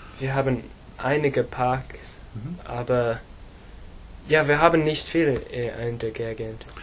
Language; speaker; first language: German; non-native, learner; English